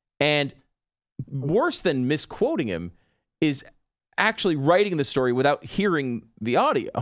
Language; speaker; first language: English; native; English